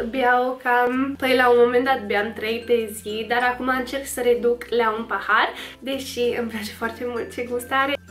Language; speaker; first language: Romanian; non-native, fluent; English